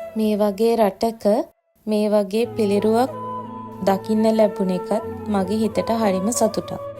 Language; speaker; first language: Sinhala; native; Sinhala